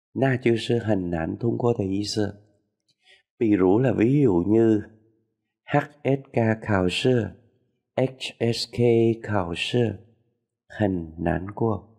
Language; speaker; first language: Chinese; non-native, learner; Vietnamese